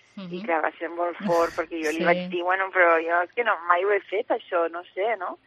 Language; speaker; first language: Catalan; early bilingual, heritage; English